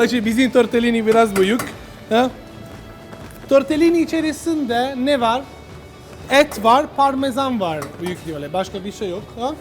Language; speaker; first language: Turkish; non-native, learner; Italian